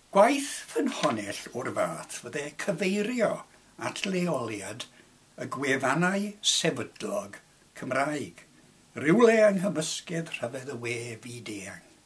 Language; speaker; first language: Welsh; non-native, local second language; English